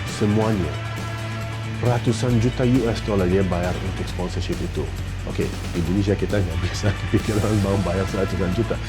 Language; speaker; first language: Indonesian; non-native, fluent; English